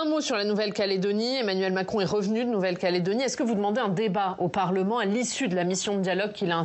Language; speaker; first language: French; native; French